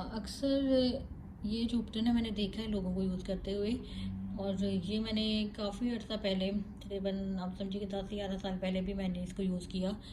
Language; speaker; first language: Urdu; native; Urdu